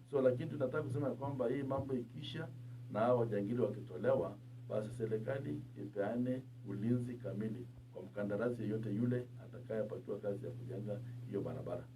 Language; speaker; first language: Swahili; non-native, local second language; Turkmen